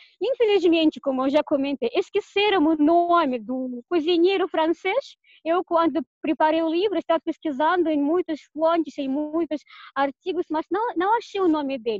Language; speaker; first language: Portuguese; non-native, fluent; Russian